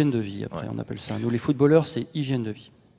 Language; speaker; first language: French; native; French